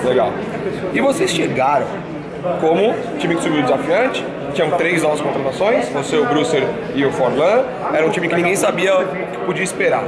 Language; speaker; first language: Portuguese; native; Portuguese